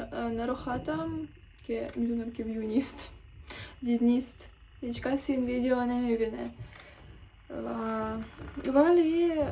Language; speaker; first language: Persian; non-native, learner; Ukrainian